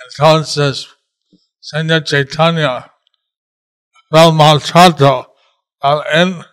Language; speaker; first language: Spanish; non-native, learner; English